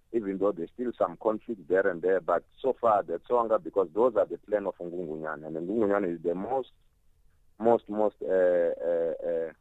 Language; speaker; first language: English; non-native, local second language; Tsonga